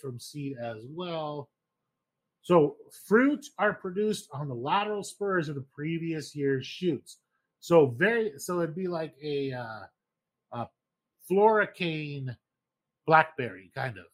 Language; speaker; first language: English; native; English